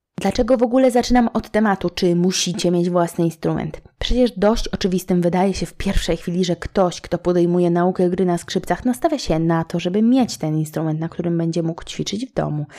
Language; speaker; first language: Polish; native; Polish